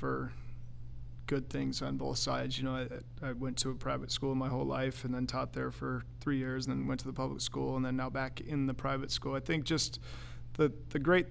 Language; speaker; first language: English; native; English